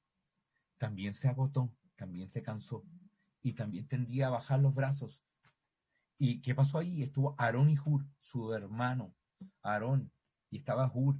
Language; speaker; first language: Spanish; native; Spanish